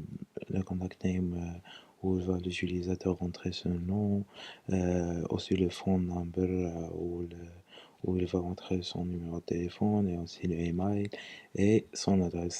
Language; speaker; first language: French; non-native, local second language; Arabic